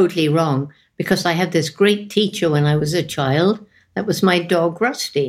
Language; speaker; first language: English; native; English